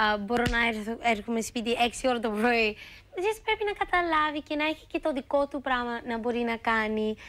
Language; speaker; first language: Greek; early bilingual, heritage; Greek